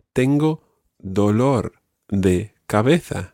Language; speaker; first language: Spanish; non-native, fluent; English